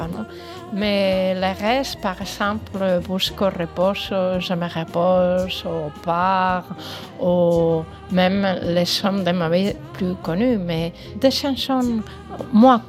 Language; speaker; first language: French; non-native, fluent; Spanish